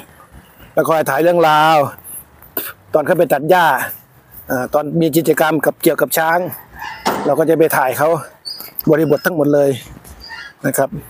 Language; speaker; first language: Thai; native; Thai